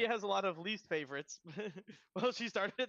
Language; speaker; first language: English; native; English